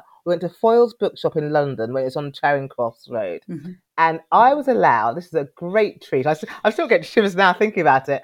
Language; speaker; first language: English; native; English